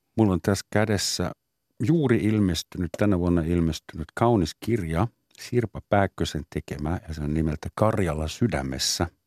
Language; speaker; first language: Finnish; non-native, fluent; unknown